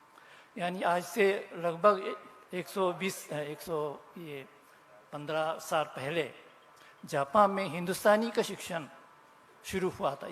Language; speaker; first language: Hindi; non-native, fluent; Japanese